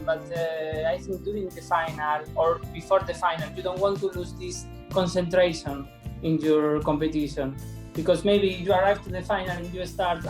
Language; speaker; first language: English; non-native, fluent; Spanish